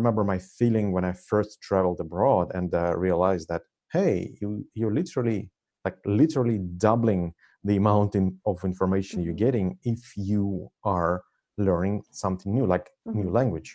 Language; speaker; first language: English; non-native, fluent; Russian